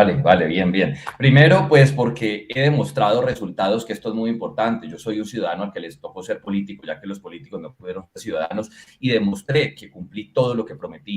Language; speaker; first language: Spanish; native; Spanish